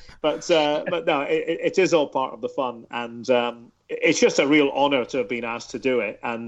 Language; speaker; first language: English; native; English